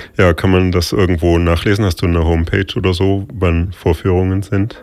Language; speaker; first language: German; native; German